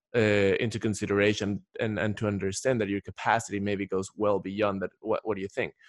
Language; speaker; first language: English; non-native, fluent; Spanish